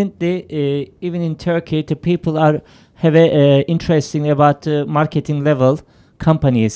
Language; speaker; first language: English; non-native, fluent; Turkish